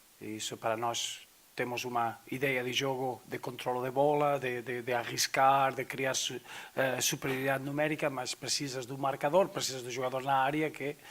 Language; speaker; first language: Portuguese; non-native, fluent; Spanish